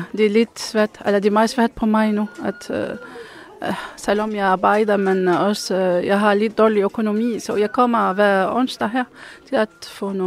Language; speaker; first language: Danish; non-native, learner; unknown